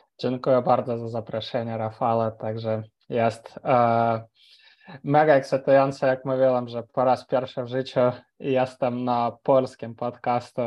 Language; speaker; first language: Polish; non-native, fluent; Ukrainian